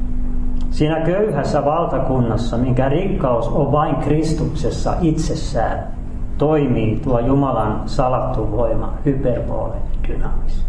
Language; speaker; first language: Finnish; native; Finnish